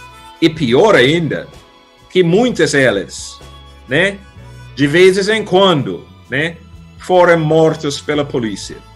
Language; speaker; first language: Portuguese; non-native, fluent; English